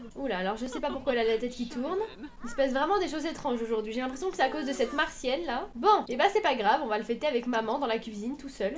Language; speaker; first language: French; native; French